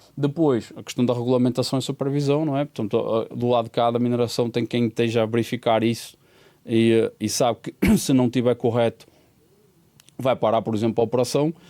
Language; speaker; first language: Portuguese; native; Portuguese